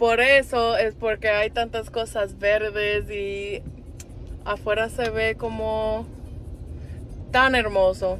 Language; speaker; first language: Spanish; non-native, fluent; English